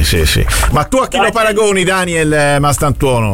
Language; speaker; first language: Italian; native; Italian